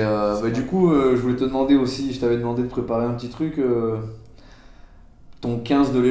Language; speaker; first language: French; native; French